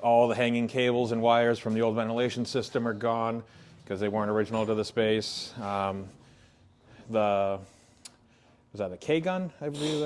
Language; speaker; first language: English; native; English